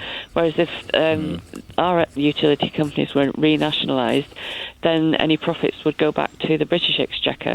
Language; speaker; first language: English; native; English